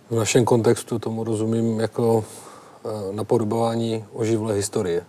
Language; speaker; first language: Czech; native; Czech